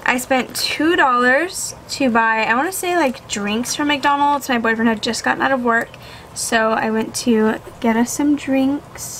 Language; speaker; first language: English; native; English